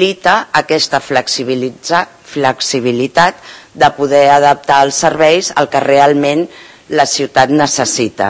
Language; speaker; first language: Catalan; native; Catalan